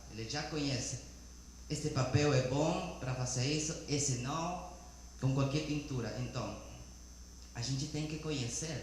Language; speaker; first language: Portuguese; non-native, learner; Spanish